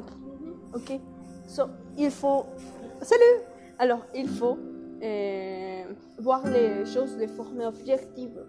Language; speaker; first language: French; non-native, learner; Spanish